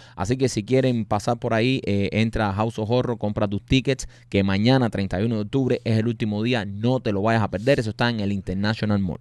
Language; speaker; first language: Spanish; native; Spanish